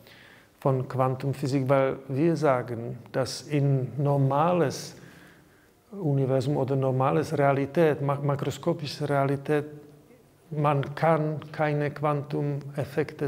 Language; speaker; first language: German; non-native, learner; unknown